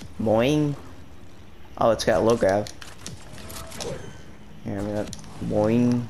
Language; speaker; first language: English; native; English